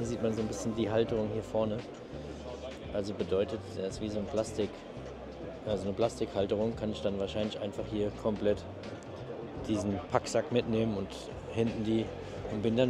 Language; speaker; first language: German; native; German